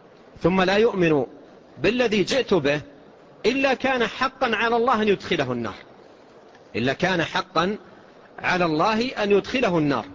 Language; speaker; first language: Arabic; native; Arabic